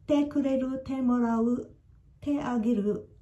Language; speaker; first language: Japanese; non-native, fluent; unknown